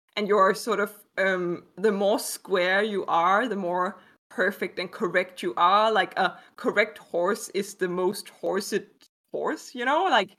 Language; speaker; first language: English; non-native, fluent; Danish